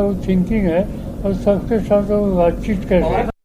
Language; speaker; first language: Hindi; non-native, local second language; Marathi